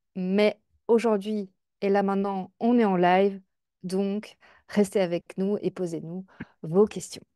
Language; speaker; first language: French; native; French